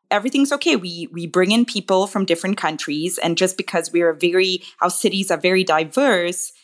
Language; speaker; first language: English; non-native, local second language; Tamil